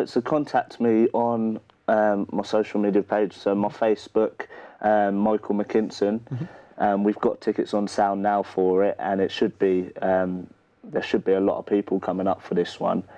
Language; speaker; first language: English; native; English